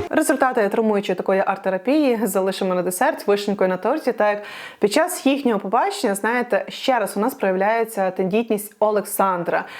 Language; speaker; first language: Ukrainian; non-native, local second language; Russian